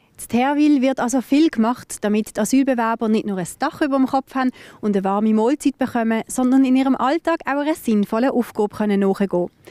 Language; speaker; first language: German; native; German